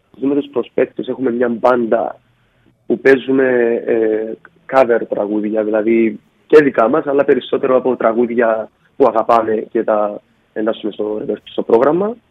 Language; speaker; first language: Greek; native; Greek